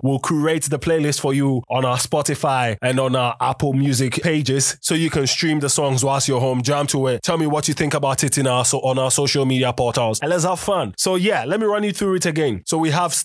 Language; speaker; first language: English; non-native, local second language; Akan